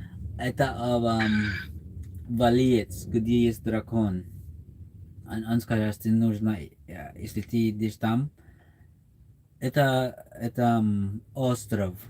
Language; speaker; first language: Russian; non-native, learner; English